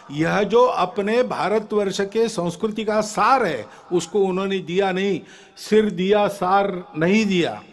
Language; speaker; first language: Hindi; non-native, local second language; Marathi